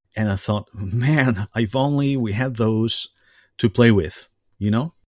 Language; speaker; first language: English; non-native, fluent; Spanish